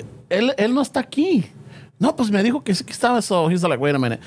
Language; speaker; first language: Spanish; early bilingual, heritage; Spanish